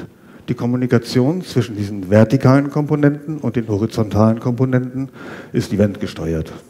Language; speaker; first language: German; native; German